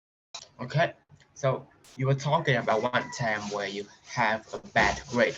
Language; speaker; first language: English; non-native, fluent; Vietnamese